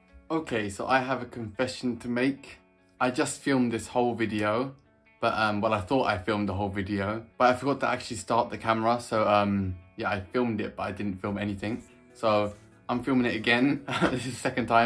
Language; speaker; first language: English; native; English